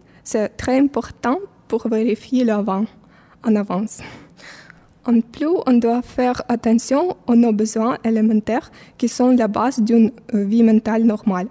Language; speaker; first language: French; non-native, fluent; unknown